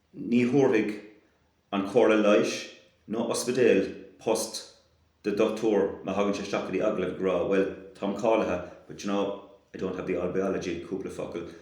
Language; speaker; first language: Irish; non-native, local second language; English